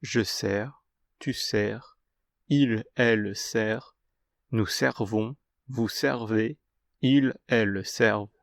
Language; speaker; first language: French; non-native, fluent; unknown